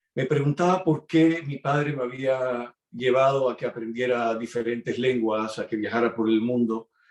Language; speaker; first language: Spanish; early bilingual, heritage; Spanish